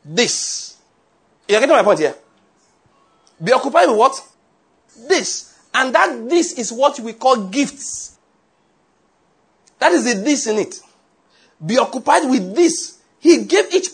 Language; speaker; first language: English; non-native, local second language; Yoruba